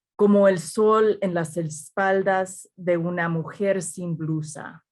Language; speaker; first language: Spanish; early bilingual, other home language; English